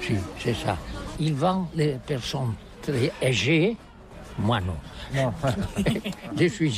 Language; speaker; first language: French; non-native, learner; Catalan